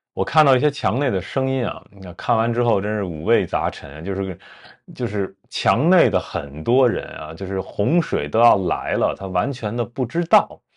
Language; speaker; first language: Chinese; native; Chinese